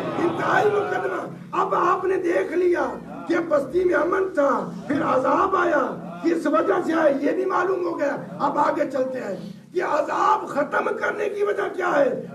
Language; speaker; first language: Urdu; non-native, local second language; Punjabi